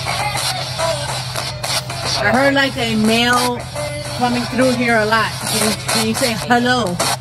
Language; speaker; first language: English; native; English